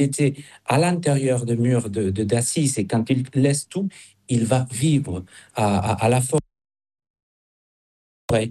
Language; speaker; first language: French; non-native, fluent; Spanish